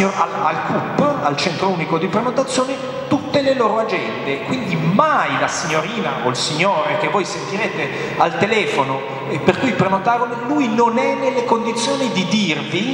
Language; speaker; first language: Italian; native; Italian